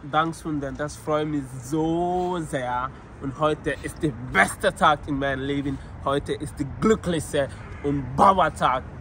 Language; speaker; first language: German; non-native, learner; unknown